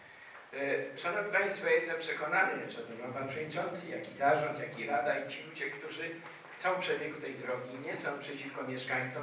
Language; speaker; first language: Polish; native; Polish